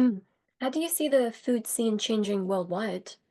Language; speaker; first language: English; native; English